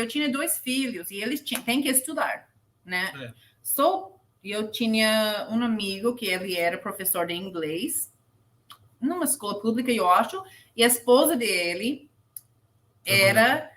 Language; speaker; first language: Portuguese; non-native, learner; English